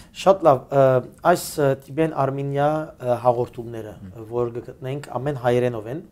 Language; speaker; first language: Armenian; early bilingual, heritage; Armenian